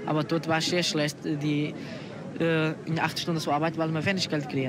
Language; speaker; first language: German; non-native, learner; Portuguese